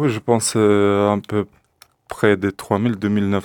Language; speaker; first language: French; non-native, learner; Russian